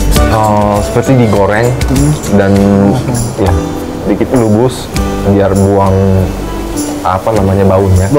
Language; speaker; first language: Indonesian; non-native, fluent; Korean